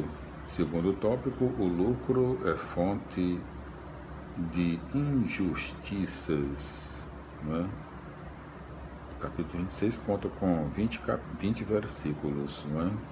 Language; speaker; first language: Portuguese; native; Portuguese